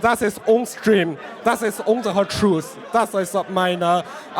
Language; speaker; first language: German; non-native, learner; Chinese